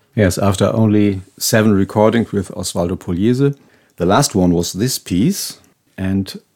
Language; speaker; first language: English; non-native, fluent; German